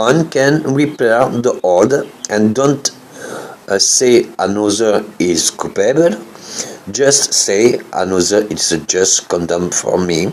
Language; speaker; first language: English; non-native, learner; French